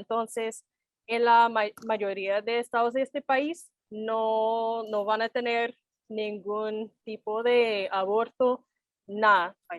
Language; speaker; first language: Spanish; non-native, fluent; English